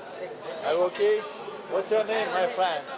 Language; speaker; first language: English; non-native, learner; Persian